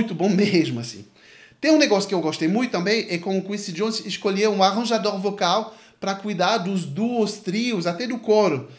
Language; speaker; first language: Portuguese; non-native, fluent; French